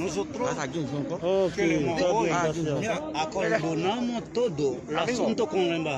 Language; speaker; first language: Spanish; non-native, learner; Haitian Creole